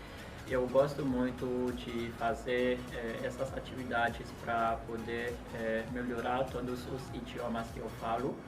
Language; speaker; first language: Portuguese; non-native, fluent; Haitian Creole